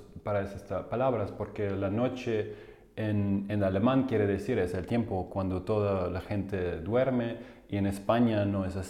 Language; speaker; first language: Spanish; non-native, fluent; German